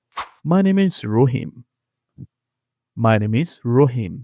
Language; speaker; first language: English; non-native, fluent; Bangla